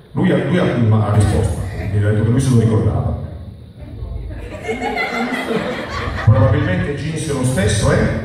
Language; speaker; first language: Italian; native; Italian